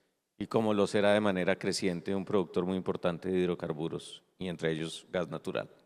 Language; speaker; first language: Spanish; native; Spanish